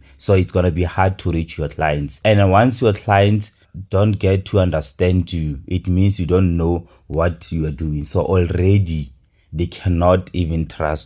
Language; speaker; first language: English; non-native, local second language; Tswana